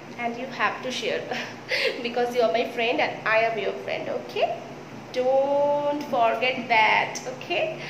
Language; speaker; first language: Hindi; non-native, local second language; Bangla